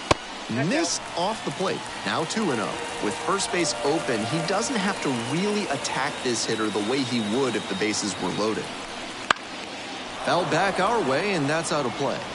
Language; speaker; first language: English; native; English